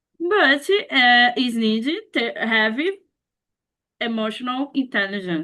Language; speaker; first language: English; non-native, learner; Portuguese